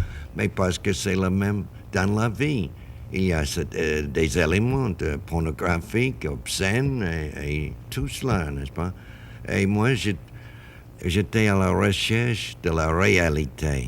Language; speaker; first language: French; non-native, fluent; English